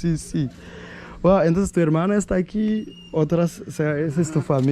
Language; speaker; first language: Spanish; non-native, learner; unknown